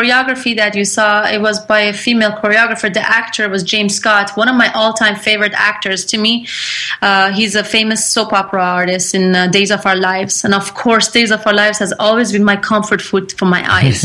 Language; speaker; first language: English; non-native, fluent; Persian